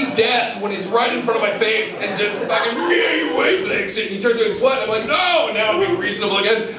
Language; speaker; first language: English; native; English